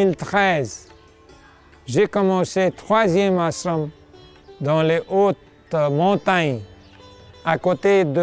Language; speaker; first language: French; non-native, fluent; Nepali